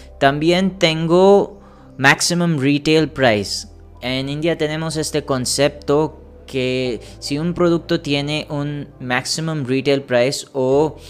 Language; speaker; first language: Spanish; non-native, learner; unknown